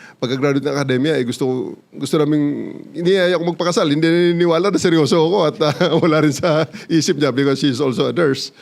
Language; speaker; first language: Filipino; non-native, local second language; Cebuano